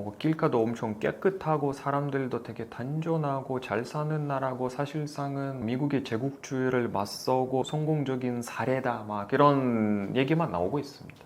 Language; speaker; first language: Korean; non-native, fluent; Russian